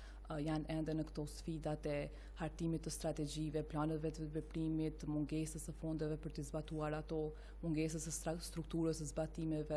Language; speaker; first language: Albanian; native; Albanian